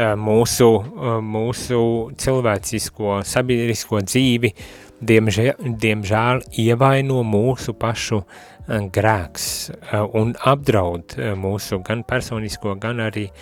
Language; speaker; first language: Latvian; native; Latvian